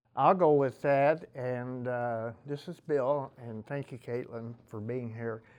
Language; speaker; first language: English; native; English